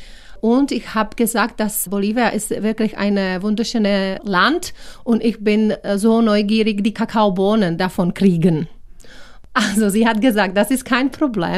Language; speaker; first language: German; non-native, learner; Czech